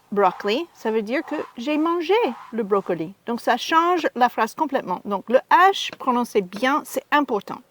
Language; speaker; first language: French; non-native, fluent; English